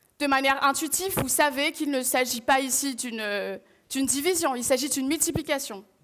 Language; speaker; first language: French; non-native, local second language; Malagasy